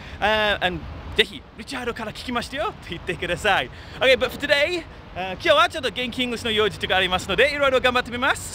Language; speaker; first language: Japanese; non-native, fluent; English